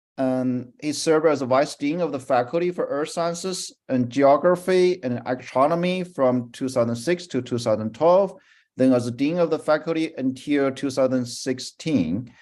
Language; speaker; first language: English; non-native, fluent; Chinese